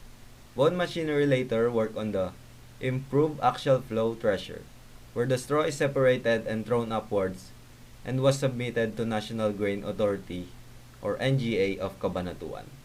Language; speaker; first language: English; non-native, local second language; Filipino